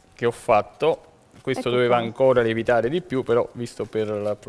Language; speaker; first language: Italian; native; Italian